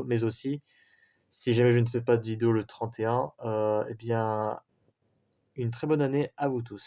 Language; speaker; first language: French; native; French